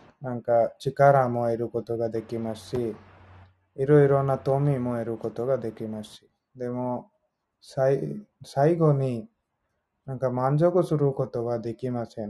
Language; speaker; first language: Japanese; non-native, learner; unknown